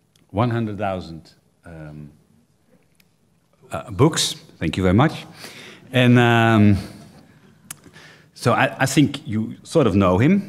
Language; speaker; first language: English; non-native, fluent; Dutch